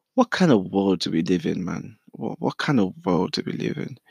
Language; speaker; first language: English; early bilingual, other home language; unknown